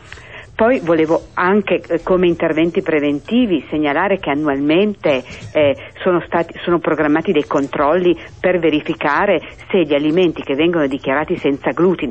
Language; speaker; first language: Italian; native; Italian